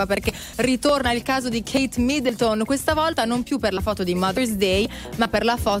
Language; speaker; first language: Italian; native; Italian